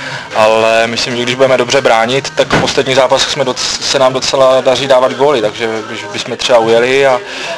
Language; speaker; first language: Czech; native; Czech